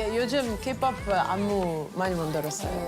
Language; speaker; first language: Korean; non-native, learner; French